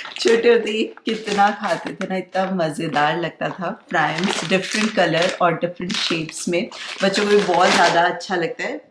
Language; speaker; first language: Hindi; non-native, local second language; Bangla